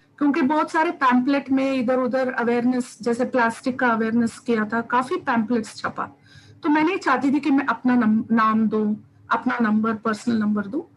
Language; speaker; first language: Hindi; non-native, local second language; Tamil